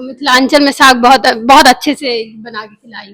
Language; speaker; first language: Hindi; native; Hindi